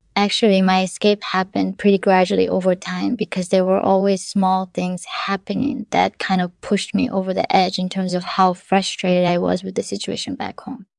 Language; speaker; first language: English; non-native, fluent; Korean